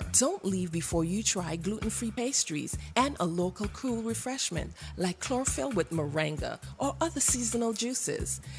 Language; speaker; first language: English; native; English